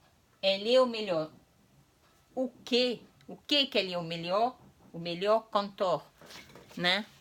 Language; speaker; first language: Portuguese; non-native, fluent; French